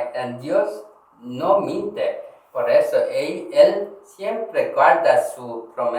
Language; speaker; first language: Spanish; non-native, learner; Korean